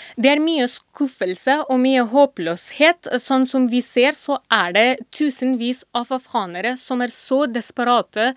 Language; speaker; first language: Norwegian; non-native, fluent; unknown